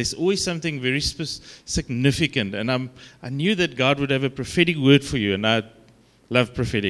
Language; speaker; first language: English; non-native, local second language; Afrikaans